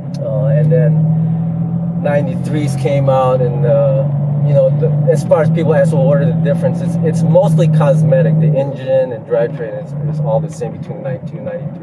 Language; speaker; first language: English; native; English